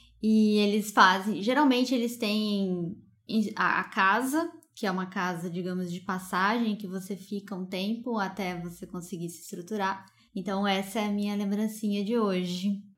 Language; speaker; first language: Portuguese; native; Portuguese